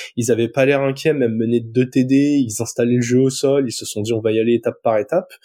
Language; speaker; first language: French; native; French